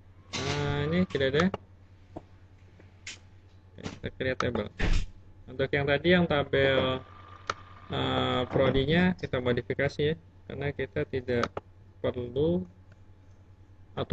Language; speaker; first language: Indonesian; native; Indonesian